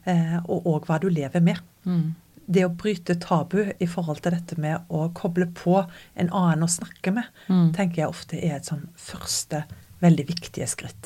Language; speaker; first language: Norwegian; native; Norwegian